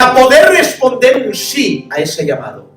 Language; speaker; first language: Spanish; native; Spanish